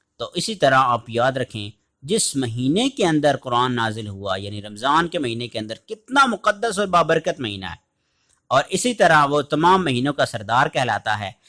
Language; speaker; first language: Urdu; native; Urdu